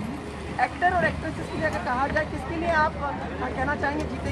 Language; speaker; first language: Hindi; native; Hindi